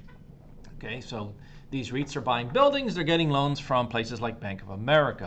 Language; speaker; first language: English; native; English